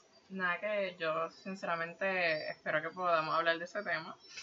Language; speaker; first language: Spanish; early bilingual, heritage; Spanish